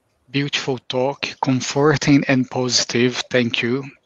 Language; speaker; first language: English; non-native, fluent; Portuguese